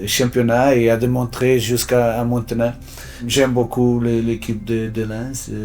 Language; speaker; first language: French; non-native, fluent; Portuguese